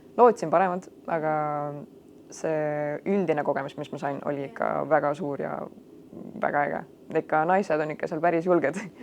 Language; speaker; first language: Estonian; non-native, local second language; Russian